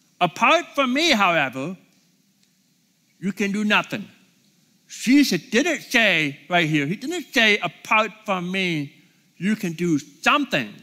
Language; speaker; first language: English; native; English